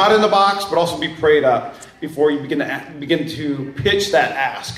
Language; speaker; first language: English; native; English